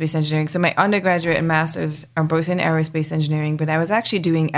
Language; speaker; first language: English; non-native, local second language; French